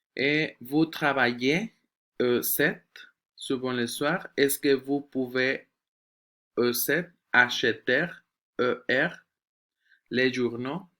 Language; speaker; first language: French; non-native, fluent; Spanish